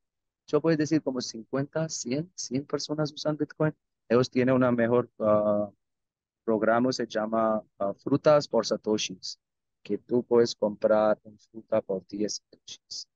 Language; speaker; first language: Spanish; non-native, learner; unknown